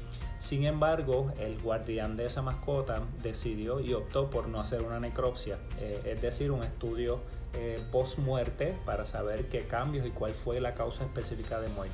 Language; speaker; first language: Spanish; native; Spanish